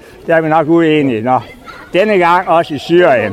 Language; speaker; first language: Danish; native; Danish